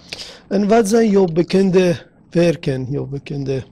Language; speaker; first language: Dutch; non-native, learner; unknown